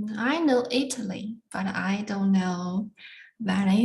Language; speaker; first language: English; non-native, learner; Chinese